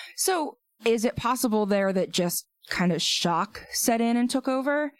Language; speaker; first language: English; native; English